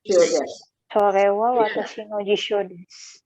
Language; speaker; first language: Japanese; non-native, learner; Indonesian